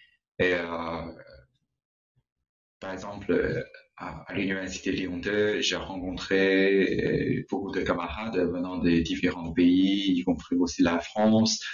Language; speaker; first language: French; non-native, learner; Chinese